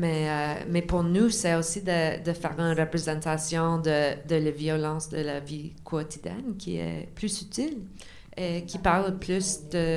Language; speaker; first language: French; non-native, local second language; English